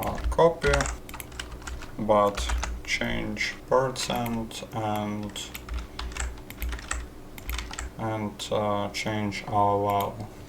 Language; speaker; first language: English; non-native, fluent; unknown